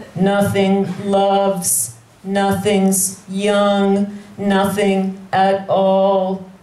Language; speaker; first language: English; native; English